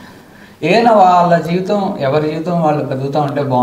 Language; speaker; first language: Telugu; native; Telugu